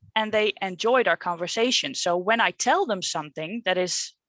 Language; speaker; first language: English; non-native, fluent; Dutch